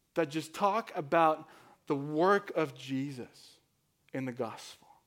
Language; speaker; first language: English; non-native, fluent; Spanish